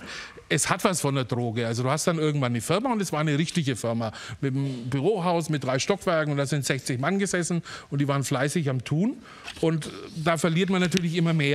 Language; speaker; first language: German; native; German